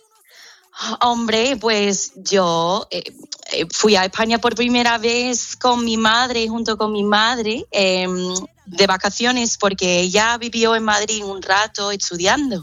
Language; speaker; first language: Spanish; non-native, fluent; English